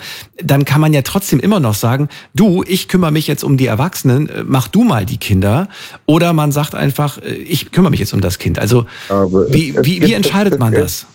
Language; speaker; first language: German; native; German